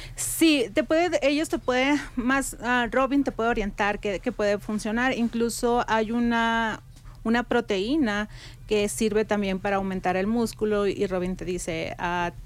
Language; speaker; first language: Spanish; native; Spanish